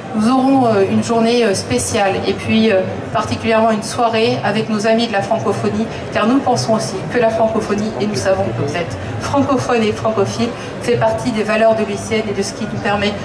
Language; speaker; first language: French; native; French